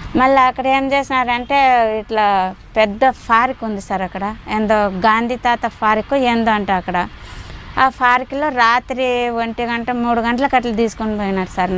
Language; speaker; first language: Telugu; native; Telugu